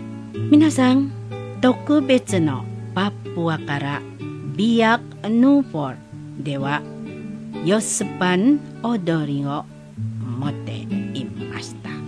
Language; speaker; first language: Japanese; non-native, learner; Indonesian